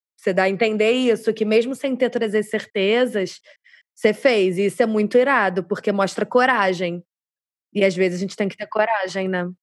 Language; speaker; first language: Portuguese; native; Portuguese